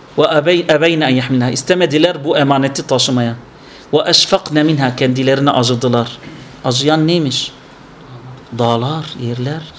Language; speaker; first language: Turkish; non-native, fluent; Arabic